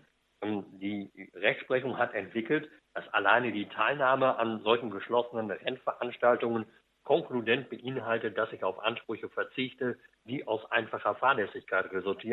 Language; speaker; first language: German; native; German